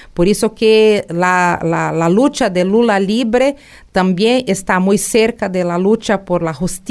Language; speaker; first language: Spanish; non-native, learner; Portuguese